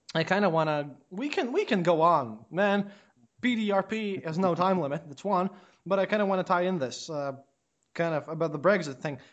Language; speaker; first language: English; non-native, fluent; Latvian